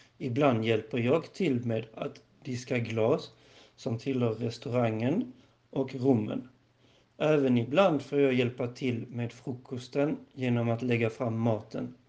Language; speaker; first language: Swedish; non-native, learner; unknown